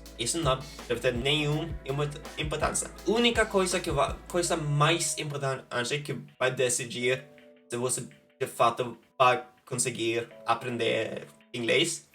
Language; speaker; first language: Portuguese; non-native, fluent; Norwegian